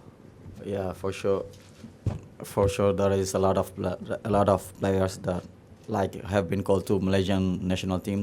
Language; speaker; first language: English; non-native, fluent; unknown